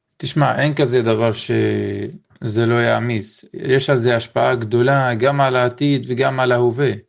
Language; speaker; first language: Hebrew; non-native, local second language; Arabic